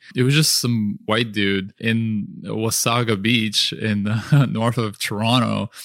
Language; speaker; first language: English; early bilingual, other home language; Russian